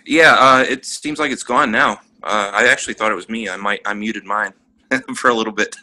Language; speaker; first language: English; native; English